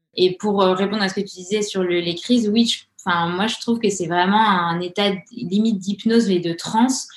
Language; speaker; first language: French; native; French